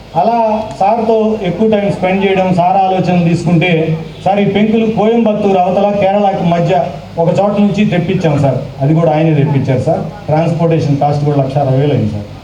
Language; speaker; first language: Telugu; native; Telugu